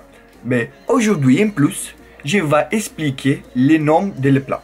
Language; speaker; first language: French; non-native, learner; Italian